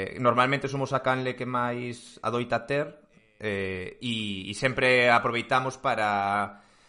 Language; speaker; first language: Galician; non-native, local second language; Spanish